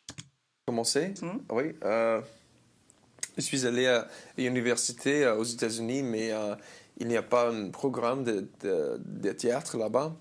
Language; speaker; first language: French; non-native, learner; English